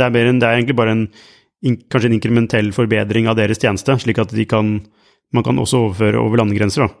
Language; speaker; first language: Norwegian; native; Norwegian